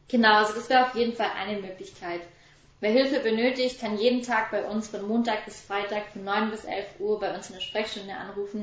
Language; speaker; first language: German; native; German